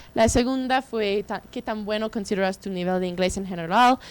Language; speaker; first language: Spanish; non-native, fluent; English